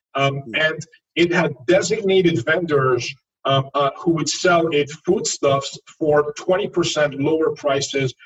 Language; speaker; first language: English; non-native, fluent; French